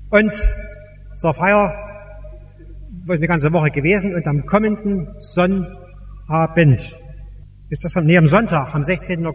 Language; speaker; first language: German; native; German